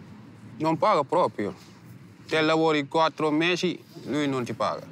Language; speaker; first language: Italian; non-native, learner; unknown